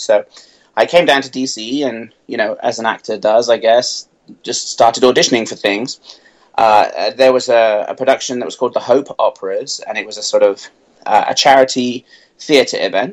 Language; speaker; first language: English; native; English